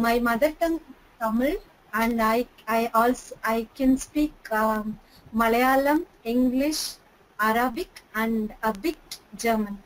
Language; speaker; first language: English; non-native, local second language; Tamil